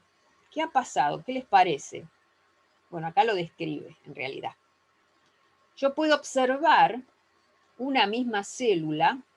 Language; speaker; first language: Spanish; native; Spanish